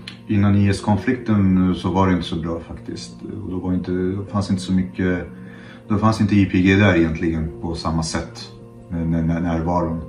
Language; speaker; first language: Swedish; non-native, fluent; Kurdish